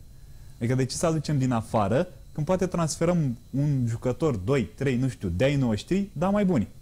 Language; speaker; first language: Romanian; native; Romanian